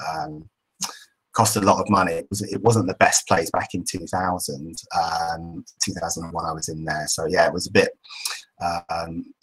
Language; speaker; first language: English; native; English